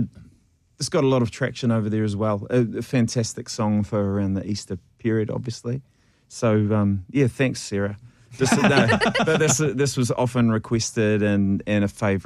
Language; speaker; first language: English; native; English